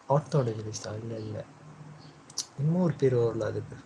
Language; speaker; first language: Tamil; early bilingual, heritage; Tamil